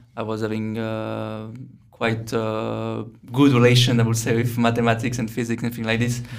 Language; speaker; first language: English; non-native, fluent; French